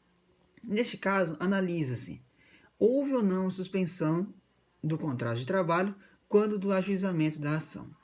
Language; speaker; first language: Portuguese; native; Portuguese